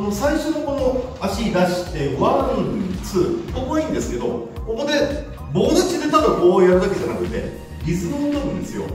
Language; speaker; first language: Japanese; native; Japanese